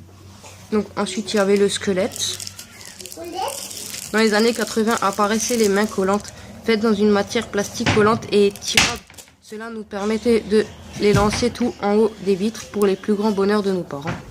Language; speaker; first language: French; native; French